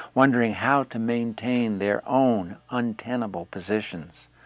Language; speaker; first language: English; native; English